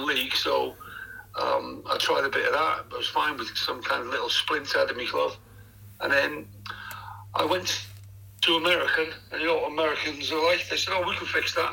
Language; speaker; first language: English; native; English